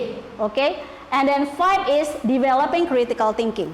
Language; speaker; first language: English; non-native, learner; Indonesian